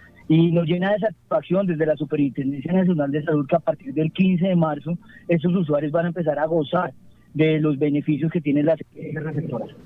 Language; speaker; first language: Spanish; native; Spanish